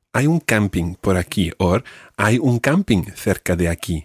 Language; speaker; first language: Spanish; non-native, fluent; English